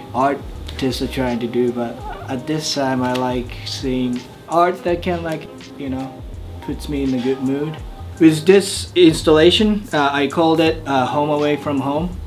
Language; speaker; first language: English; non-native, fluent; Japanese